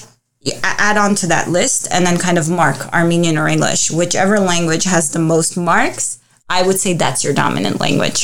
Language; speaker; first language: English; early bilingual, other home language; Armenian